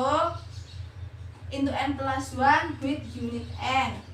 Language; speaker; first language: English; non-native, learner; Indonesian